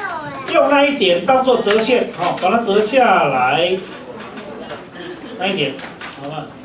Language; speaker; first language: Chinese; native; Chinese